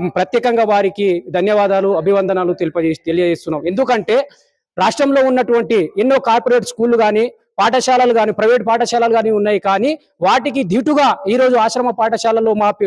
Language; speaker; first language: Telugu; non-native, local second language; Lambadi